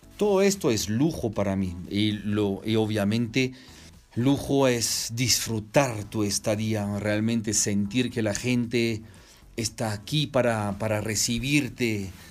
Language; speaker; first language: Spanish; non-native, fluent; French